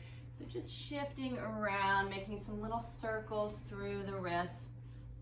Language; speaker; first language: English; native; English